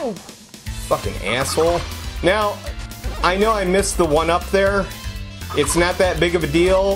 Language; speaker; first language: English; native; English